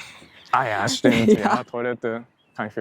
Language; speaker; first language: German; non-native, learner; Japanese